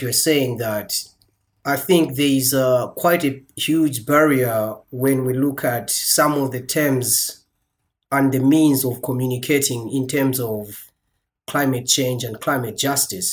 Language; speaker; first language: English; non-native, local second language; Nyanja